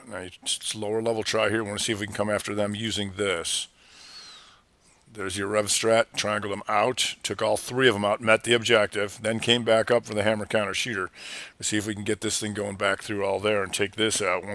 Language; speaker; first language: English; native; English